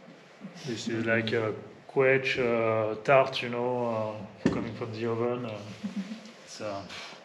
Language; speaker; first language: English; non-native, fluent; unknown